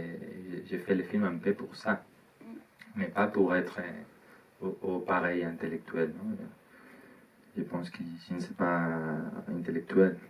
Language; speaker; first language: French; non-native, learner; Spanish